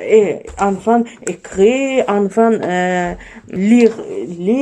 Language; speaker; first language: French; non-native, learner; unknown